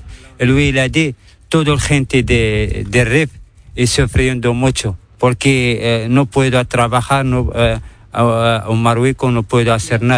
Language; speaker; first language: Spanish; non-native, learner; Arabic